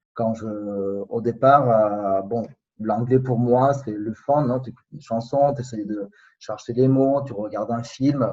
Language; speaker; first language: French; non-native, fluent; Spanish